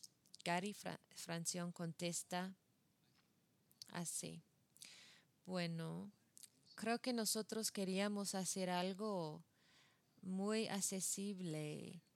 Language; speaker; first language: Spanish; non-native, fluent; English